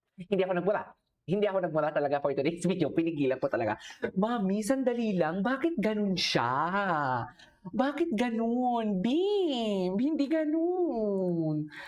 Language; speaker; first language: Filipino; non-native, local second language; Hiligaynon